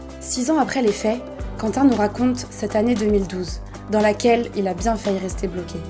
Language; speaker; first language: French; native; French